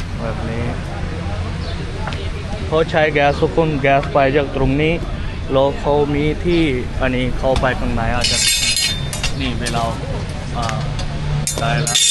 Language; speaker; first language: Thai; non-native, fluent; Urdu